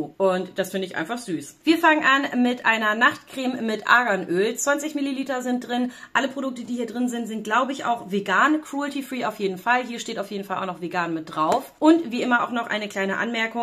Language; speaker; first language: German; native; German